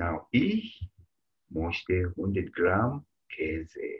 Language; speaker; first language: German; non-native, fluent; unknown